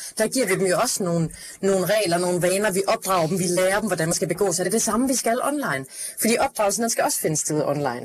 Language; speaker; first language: Danish; native; Danish